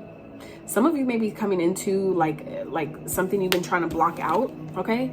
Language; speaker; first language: English; native; English